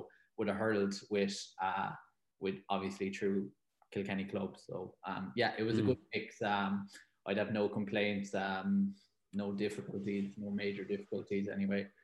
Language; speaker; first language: English; native; English